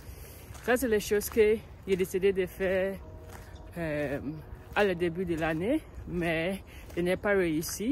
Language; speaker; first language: French; non-native, learner; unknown